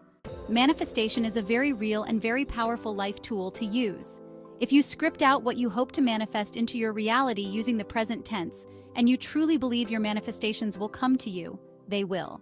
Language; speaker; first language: English; native; English